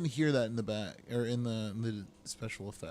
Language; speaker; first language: English; native; English